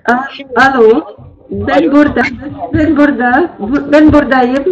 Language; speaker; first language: Turkish; non-native, learner; Russian